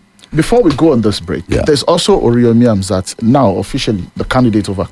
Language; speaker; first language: English; non-native, local second language; Yoruba